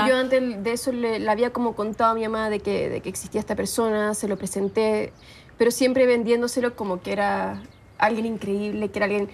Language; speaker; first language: Spanish; native; Spanish